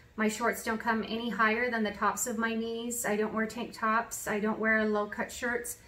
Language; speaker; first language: English; native; English